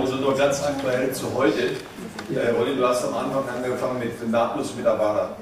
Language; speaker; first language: German; native; German